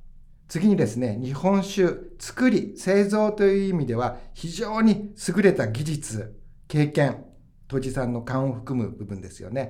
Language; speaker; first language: Japanese; native; Japanese